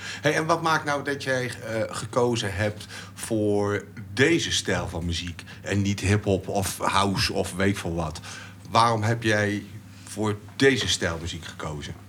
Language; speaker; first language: Dutch; native; Dutch